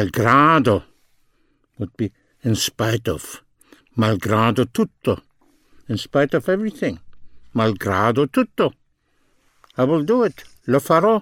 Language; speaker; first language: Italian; non-native, fluent; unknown